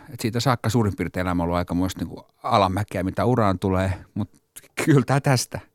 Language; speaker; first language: Finnish; native; Finnish